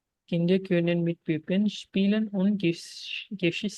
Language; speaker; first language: German; non-native, fluent; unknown